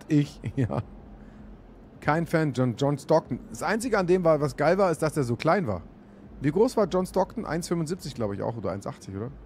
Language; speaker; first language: German; native; German